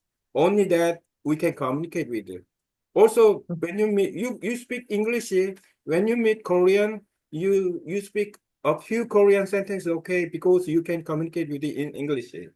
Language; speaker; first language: English; non-native, learner; Korean